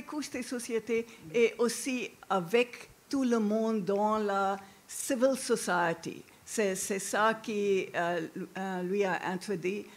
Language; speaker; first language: French; non-native, fluent; English